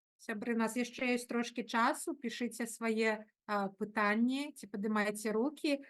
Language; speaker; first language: Belarusian; non-native, local second language; Russian